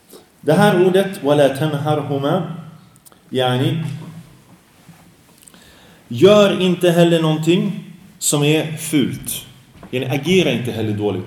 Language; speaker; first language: Swedish; early bilingual, other home language; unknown